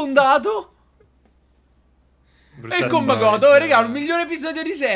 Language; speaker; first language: Italian; native; Italian